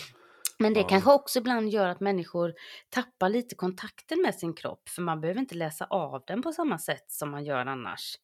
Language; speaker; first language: Swedish; native; Swedish